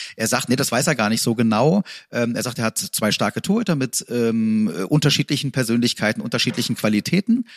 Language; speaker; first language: German; native; German